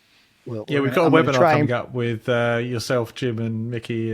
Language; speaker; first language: English; native; English